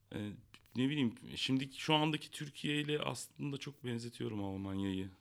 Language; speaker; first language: Turkish; native; Turkish